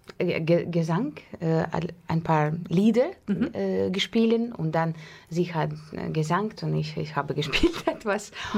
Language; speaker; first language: German; non-native, fluent; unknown